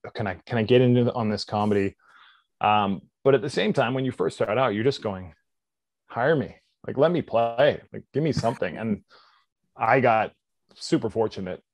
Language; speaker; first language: English; native; English